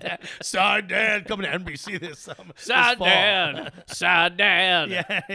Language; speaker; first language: English; early bilingual, other home language; Spanish